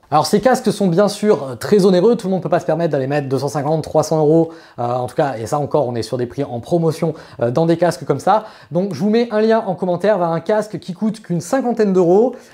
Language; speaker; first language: French; native; French